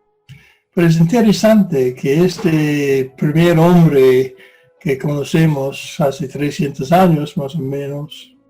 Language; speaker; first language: Spanish; non-native, fluent; English